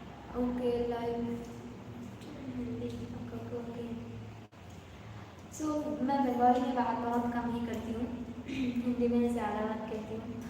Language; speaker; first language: Hindi; non-native, local second language; Bangla